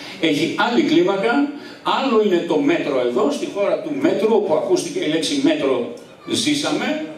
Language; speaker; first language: Greek; native; Greek